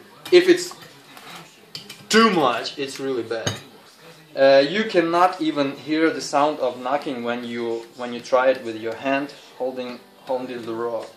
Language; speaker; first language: English; non-native, fluent; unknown